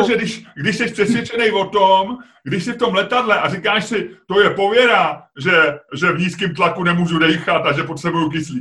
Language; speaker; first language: Czech; native; Czech